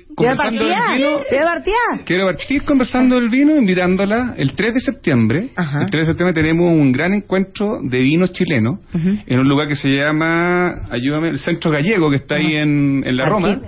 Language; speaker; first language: Spanish; native; Spanish